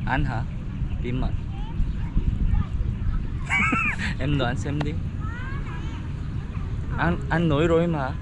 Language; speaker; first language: Vietnamese; non-native, learner; Korean